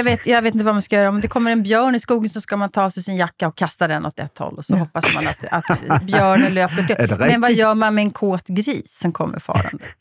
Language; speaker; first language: Swedish; native; Swedish